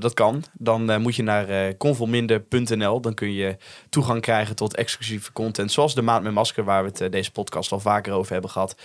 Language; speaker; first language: Dutch; native; Dutch